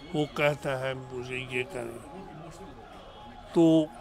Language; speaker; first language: Hindi; non-native, local second language; Kashmiri